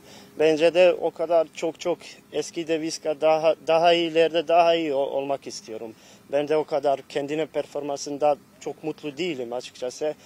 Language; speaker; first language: Turkish; non-native, fluent; Bosnian